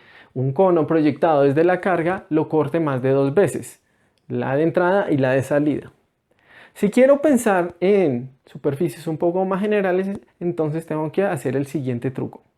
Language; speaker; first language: Spanish; native; Spanish